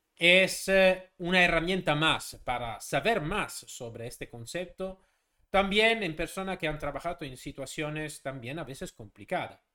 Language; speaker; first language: Spanish; non-native, fluent; Italian